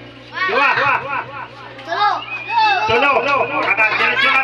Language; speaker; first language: Filipino; non-native, local second language; Bikol